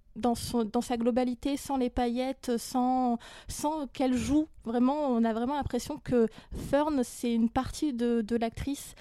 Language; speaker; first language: French; native; French